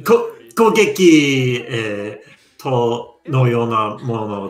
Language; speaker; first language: Japanese; non-native, learner; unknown